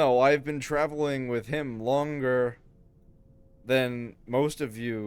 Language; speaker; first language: English; native; English